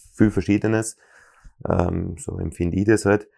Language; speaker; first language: German; native; German